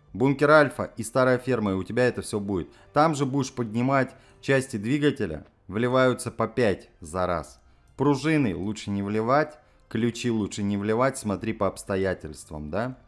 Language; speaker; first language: Russian; native; Russian